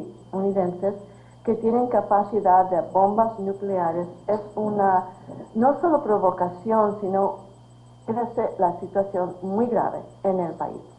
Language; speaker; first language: Spanish; early bilingual, heritage; Spanish